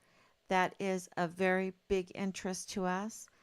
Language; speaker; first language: English; native; English